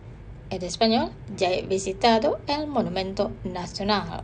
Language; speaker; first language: Spanish; non-native, fluent; Indonesian